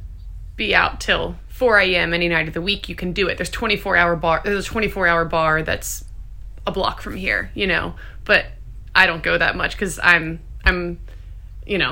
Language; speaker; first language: English; native; English